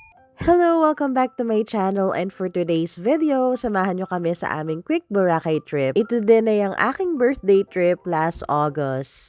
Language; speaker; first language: Filipino; native; Filipino